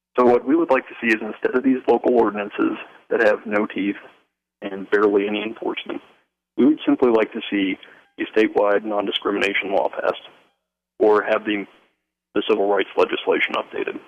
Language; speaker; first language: English; native; English